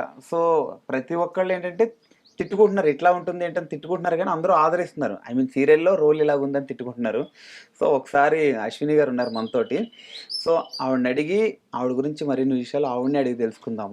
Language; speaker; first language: Telugu; native; Telugu